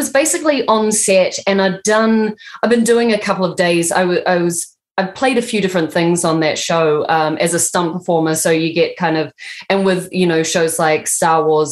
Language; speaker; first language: English; native; English